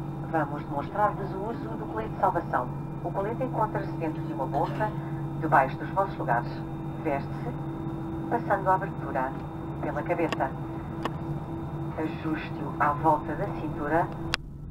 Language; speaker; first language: Portuguese; native; Portuguese